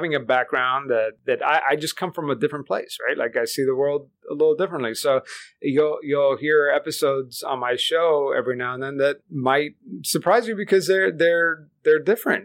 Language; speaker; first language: English; early bilingual, other home language; Spanish